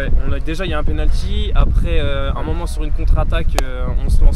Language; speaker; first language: French; native; French